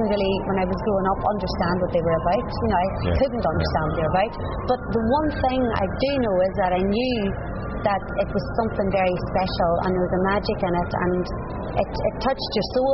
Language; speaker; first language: English; native; English